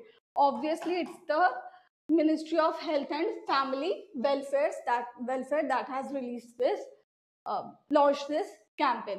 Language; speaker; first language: English; non-native, local second language; Hindi